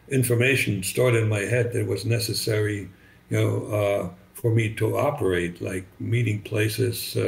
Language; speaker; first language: English; non-native, fluent; German